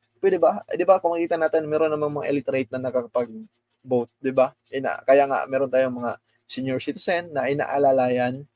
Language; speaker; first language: Filipino; non-native, local second language; Cebuano